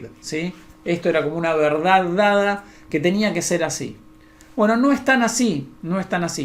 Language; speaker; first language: Spanish; native; Spanish